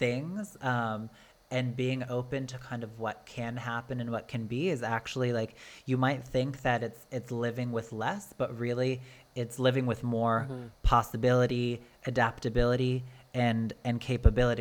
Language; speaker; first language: English; native; English